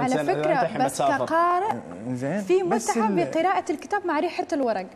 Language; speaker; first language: Arabic; native; Arabic